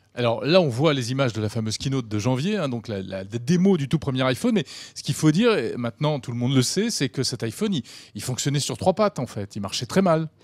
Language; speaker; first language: French; native; French